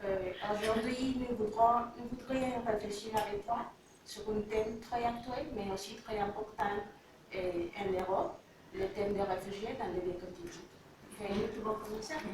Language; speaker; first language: French; non-native, learner; Spanish